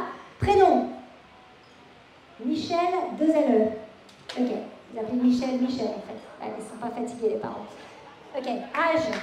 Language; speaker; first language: French; native; French